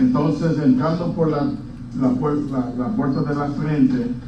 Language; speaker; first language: Spanish; non-native, fluent; English